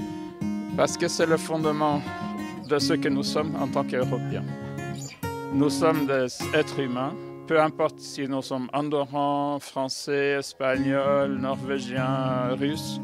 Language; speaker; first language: French; non-native, fluent; Norwegian